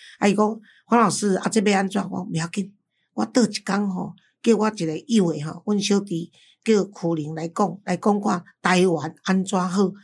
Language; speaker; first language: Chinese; native; Chinese